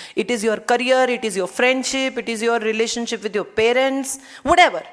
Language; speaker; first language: English; non-native, local second language; Gujarati